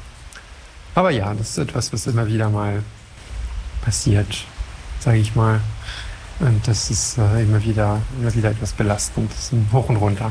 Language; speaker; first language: German; non-native, fluent; French